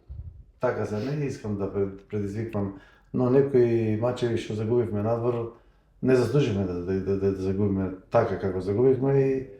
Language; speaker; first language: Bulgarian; non-native, learner; Macedonian